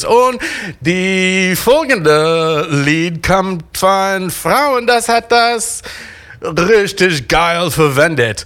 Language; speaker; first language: German; non-native, learner; English